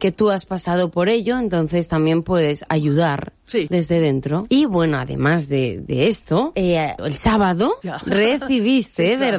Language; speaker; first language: Spanish; native; Spanish